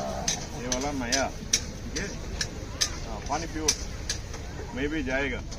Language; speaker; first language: Hindi; non-native, local second language; Telugu